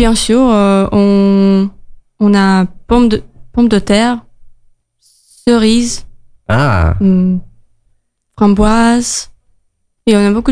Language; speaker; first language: French; non-native, learner; Russian